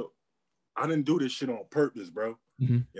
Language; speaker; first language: English; native; English